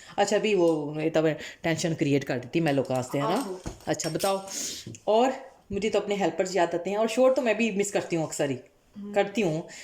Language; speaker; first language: Urdu; non-native, local second language; Punjabi